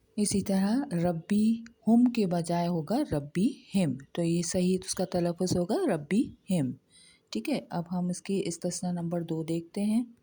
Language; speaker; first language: Urdu; native; Urdu